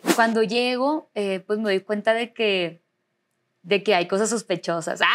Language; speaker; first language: Spanish; native; Spanish